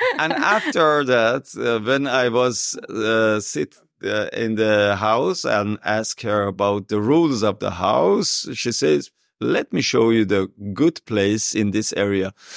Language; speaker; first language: English; non-native, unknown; Persian